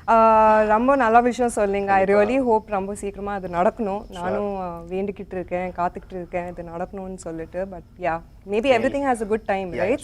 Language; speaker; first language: Tamil; non-native, local second language; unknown